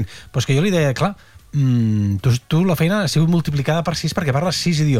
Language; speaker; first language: Catalan; native; Catalan